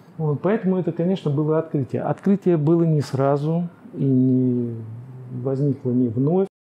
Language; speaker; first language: Russian; native; Russian